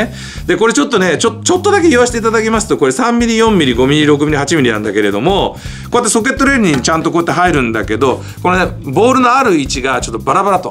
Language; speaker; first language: Japanese; native; Japanese